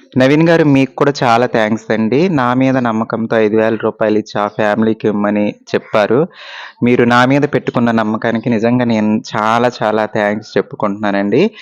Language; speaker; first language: Telugu; native; Telugu